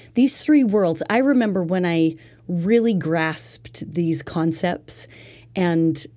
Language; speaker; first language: English; native; English